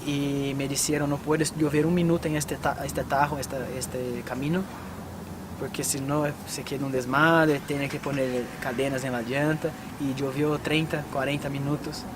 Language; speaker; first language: Spanish; non-native, fluent; Portuguese